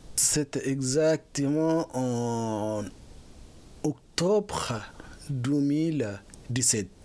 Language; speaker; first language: French; non-native, fluent; Arabic